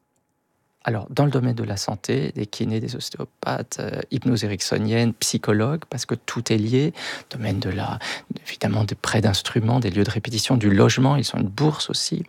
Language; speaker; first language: French; native; French